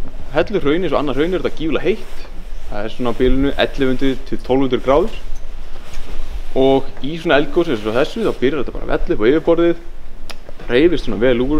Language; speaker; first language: Icelandic; native; Icelandic